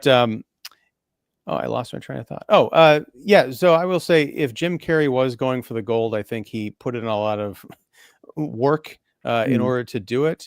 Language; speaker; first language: English; native; English